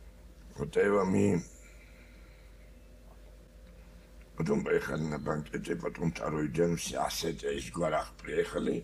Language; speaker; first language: Russian; non-native, learner; Georgian